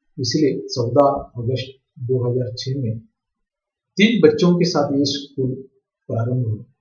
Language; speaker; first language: Hindi; non-native, local second language; Marathi